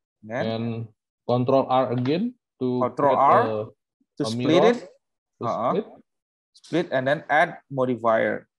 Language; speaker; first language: English; non-native, learner; Indonesian